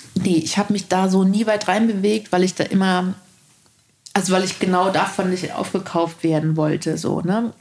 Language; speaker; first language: German; native; German